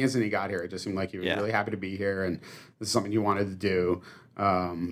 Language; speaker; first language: English; native; English